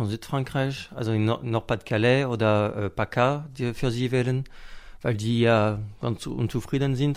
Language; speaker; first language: German; non-native, fluent; French